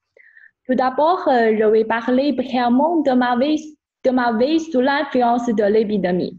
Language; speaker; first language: French; non-native, fluent; Chinese